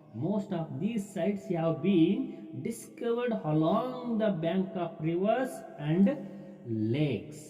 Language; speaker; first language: English; non-native, local second language; Kannada